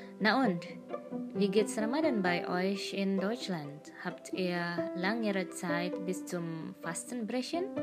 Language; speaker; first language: German; non-native, learner; Indonesian